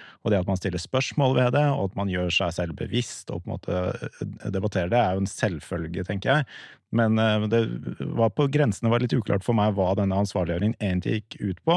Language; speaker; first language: Norwegian; native; Norwegian